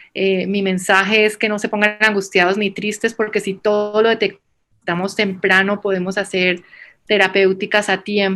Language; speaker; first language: Spanish; native; Spanish